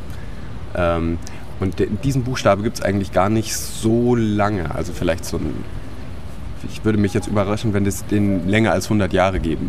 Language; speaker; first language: German; native; German